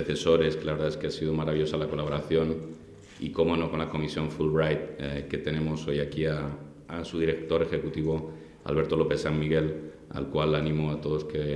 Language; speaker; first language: Spanish; native; Spanish